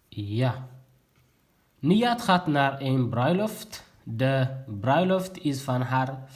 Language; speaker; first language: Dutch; non-native, fluent; Tigrinya